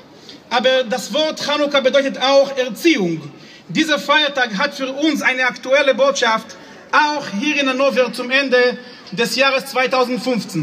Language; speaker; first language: German; non-native, fluent; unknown